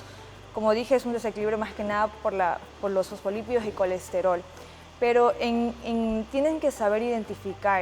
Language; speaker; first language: Spanish; native; Spanish